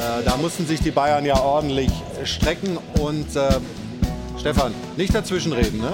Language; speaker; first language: German; native; German